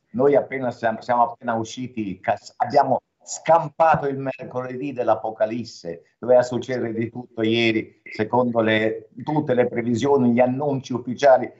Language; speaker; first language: Italian; native; Italian